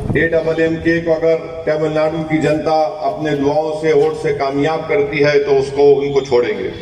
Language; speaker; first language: Urdu; native; Urdu